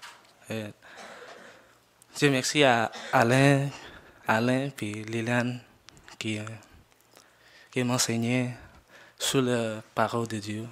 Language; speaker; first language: French; non-native, learner; Jarai